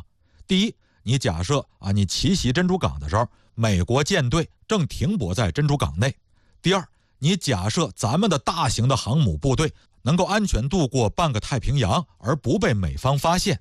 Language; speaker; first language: Chinese; native; Chinese